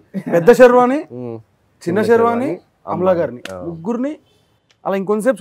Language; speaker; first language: Telugu; native; Telugu